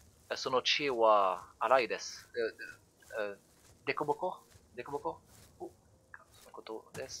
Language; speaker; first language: Japanese; non-native, learner; French